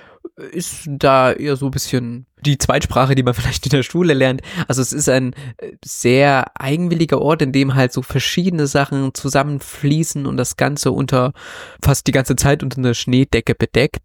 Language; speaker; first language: German; native; German